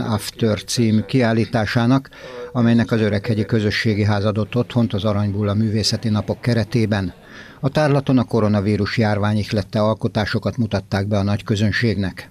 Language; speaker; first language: Hungarian; native; Hungarian